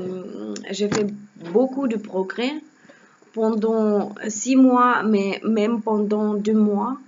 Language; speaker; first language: French; non-native, learner; Russian